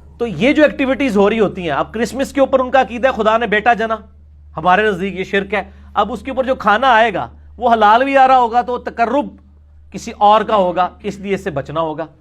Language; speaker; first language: Urdu; non-native, local second language; Punjabi